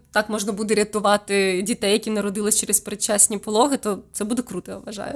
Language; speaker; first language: Ukrainian; native; Ukrainian